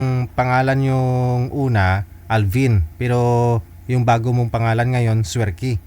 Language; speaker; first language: Filipino; native; Filipino